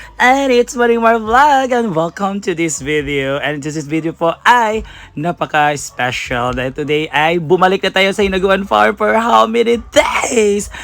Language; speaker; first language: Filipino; non-native, local second language; Cebuano